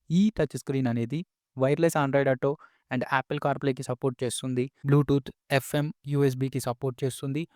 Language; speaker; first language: Telugu; native; Telugu